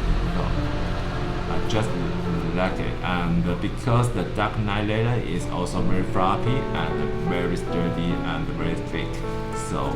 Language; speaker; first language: English; non-native, learner; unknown